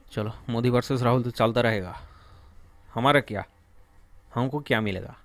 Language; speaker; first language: Hindi; non-native, local second language; Bangla